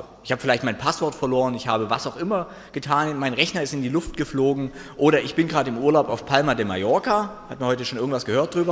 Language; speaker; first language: German; native; German